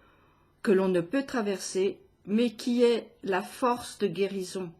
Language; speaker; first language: French; native; French